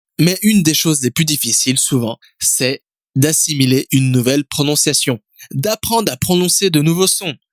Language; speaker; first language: French; native; French